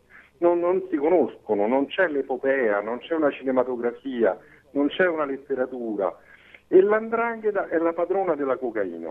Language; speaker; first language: Italian; native; Italian